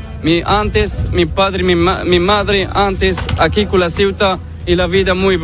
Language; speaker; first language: Spanish; non-native, learner; Arabic